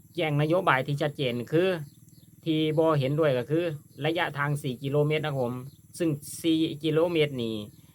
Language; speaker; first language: Thai; native; Thai